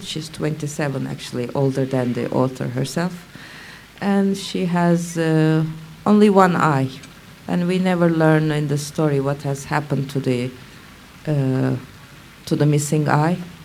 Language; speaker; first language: English; non-native, fluent; Turkish